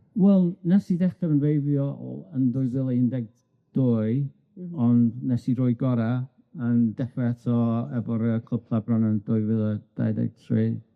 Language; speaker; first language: Welsh; non-native, local second language; English